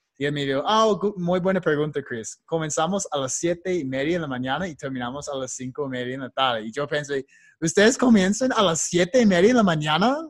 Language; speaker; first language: Spanish; non-native, fluent; English